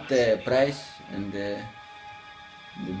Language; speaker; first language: German; non-native, learner; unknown